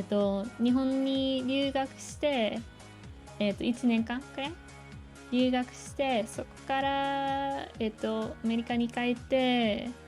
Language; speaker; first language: Japanese; non-native, fluent; English